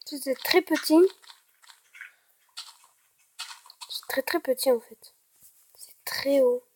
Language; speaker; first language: French; native; French